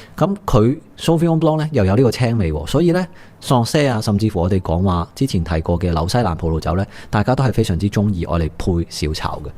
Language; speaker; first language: Cantonese; native; Cantonese